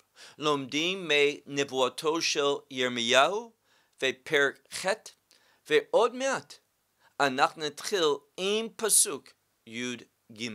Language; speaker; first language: Hebrew; non-native, fluent; English